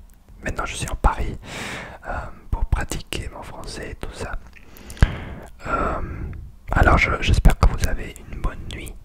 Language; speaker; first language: French; non-native, learner; English